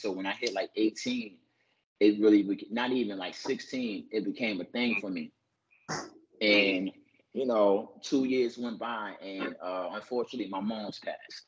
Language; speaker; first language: English; native; English